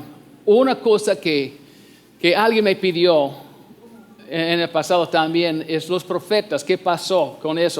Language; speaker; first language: Spanish; non-native, fluent; English